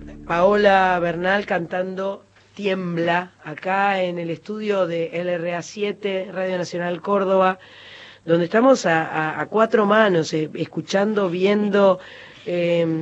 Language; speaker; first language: Spanish; native; Spanish